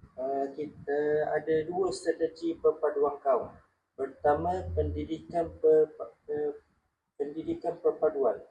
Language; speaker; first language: Malay; native; Malay